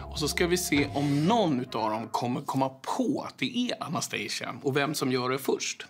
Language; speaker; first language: Swedish; native; Swedish